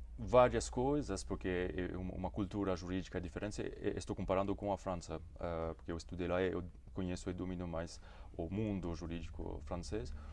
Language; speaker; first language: Portuguese; non-native, fluent; Morisyen